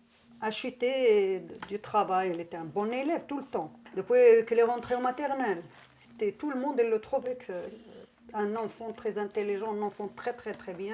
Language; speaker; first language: French; non-native, learner; Arabic